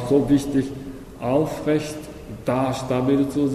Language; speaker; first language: German; non-native, learner; Japanese